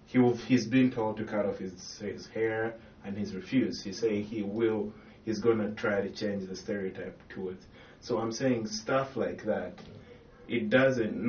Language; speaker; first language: English; non-native, local second language; Ganda